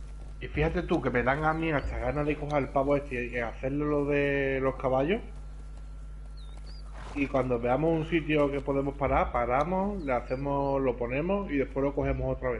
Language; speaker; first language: Spanish; native; Spanish